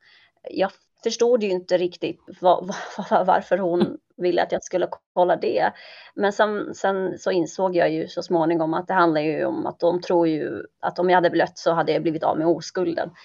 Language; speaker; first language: Swedish; early bilingual, other home language; Kurdish